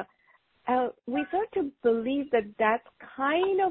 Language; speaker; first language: English; non-native, local second language; Hindi